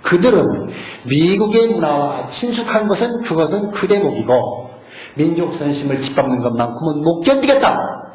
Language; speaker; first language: Korean; native; Korean